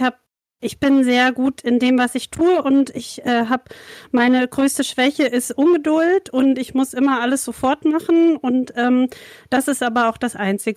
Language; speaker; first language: German; native; German